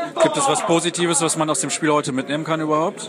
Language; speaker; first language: German; native; German